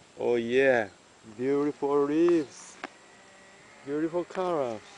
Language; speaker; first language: English; non-native, learner; Japanese